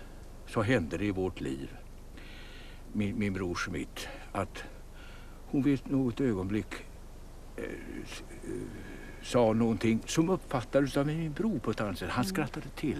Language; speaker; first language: Swedish; native; Swedish